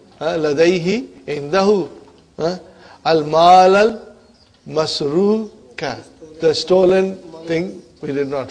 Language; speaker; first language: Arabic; non-native, fluent; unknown